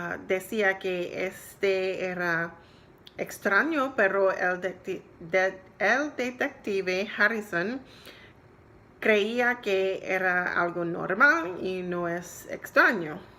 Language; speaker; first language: Spanish; non-native, learner; English